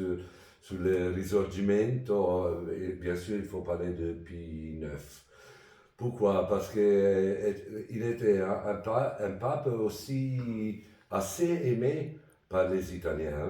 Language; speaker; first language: French; non-native, fluent; Italian